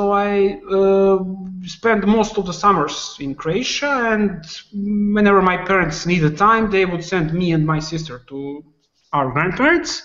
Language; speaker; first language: English; non-native, fluent; Serbian